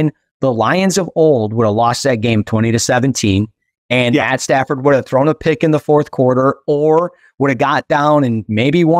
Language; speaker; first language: English; native; English